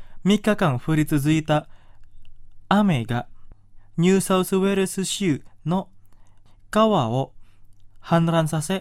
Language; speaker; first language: Japanese; non-native, fluent; Indonesian